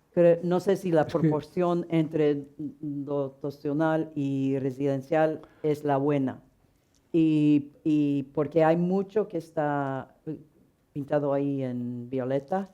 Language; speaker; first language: Spanish; non-native, fluent; English